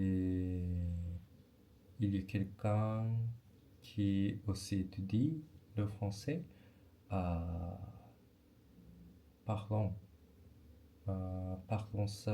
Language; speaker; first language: French; non-native, learner; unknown